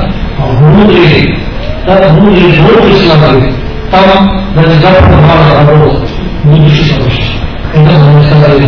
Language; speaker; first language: Russian; non-native, learner; Tibetan